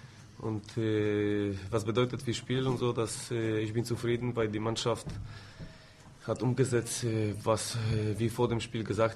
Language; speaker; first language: German; non-native, fluent; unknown